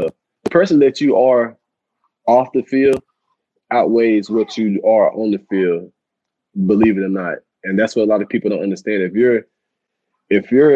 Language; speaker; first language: English; native; English